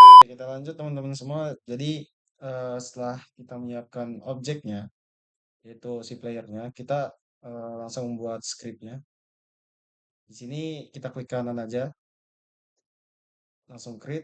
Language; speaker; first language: Indonesian; native; Indonesian